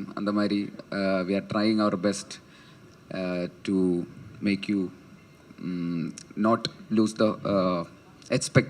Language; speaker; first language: Tamil; non-native, learner; Malayalam